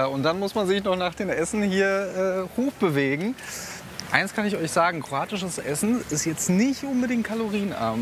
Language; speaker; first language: German; early bilingual, other home language; Croatian